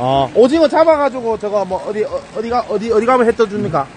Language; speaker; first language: Korean; native; Korean